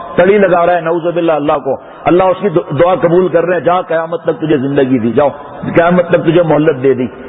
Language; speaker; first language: Urdu; non-native, local second language; Pashto